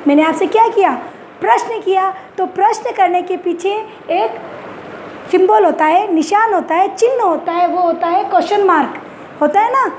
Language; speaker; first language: Hindi; native; Hindi